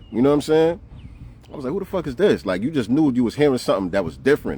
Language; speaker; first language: English; native; English